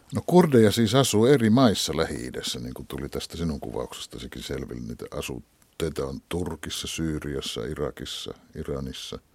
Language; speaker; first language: Finnish; non-native, fluent; Kurdish